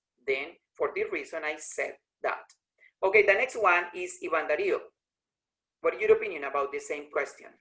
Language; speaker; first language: English; non-native, learner; Spanish